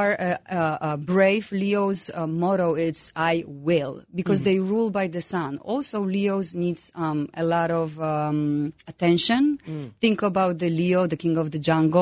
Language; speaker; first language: English; non-native, fluent; Polish